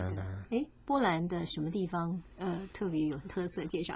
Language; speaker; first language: Chinese; native; Chinese